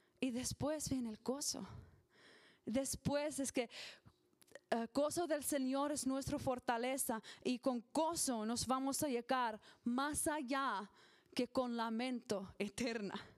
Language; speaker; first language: Spanish; non-native, learner; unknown